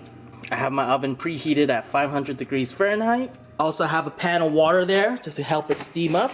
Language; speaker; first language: English; native; English